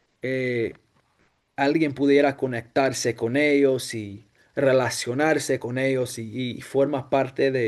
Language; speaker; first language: Spanish; non-native, fluent; English